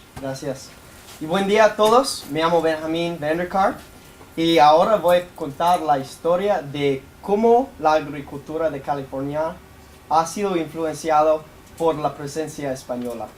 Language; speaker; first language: Spanish; non-native, fluent; English